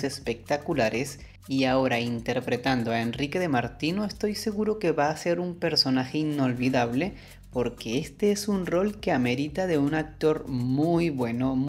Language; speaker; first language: Spanish; native; Spanish